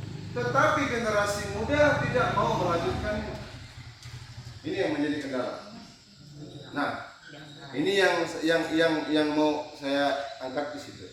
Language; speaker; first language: Indonesian; non-native, local second language; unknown